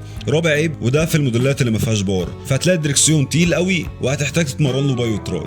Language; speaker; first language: Arabic; native; Arabic